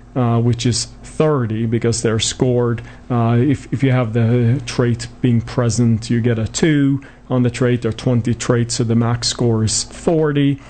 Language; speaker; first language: English; non-native, fluent; Swedish